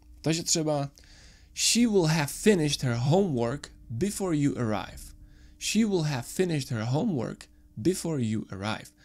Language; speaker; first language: English; non-native, fluent; Czech